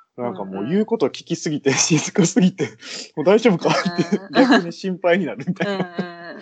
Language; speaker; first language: Japanese; native; Japanese